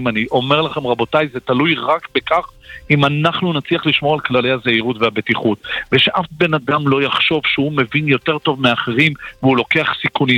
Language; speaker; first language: Hebrew; native; Hebrew